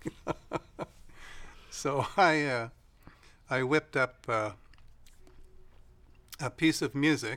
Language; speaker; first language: English; native; English